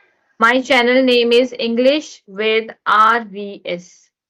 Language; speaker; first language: English; non-native, learner; Hindi